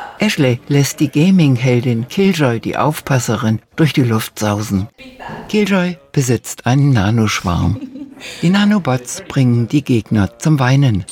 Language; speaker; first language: German; native; German